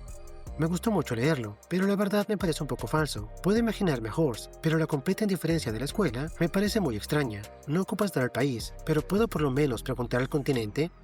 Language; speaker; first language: Spanish; native; Spanish